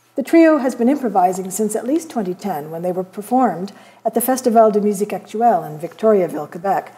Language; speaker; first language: English; native; English